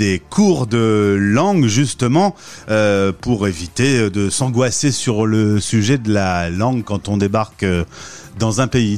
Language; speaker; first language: French; native; French